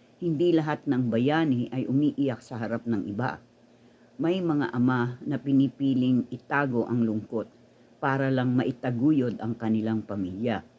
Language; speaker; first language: Filipino; native; Filipino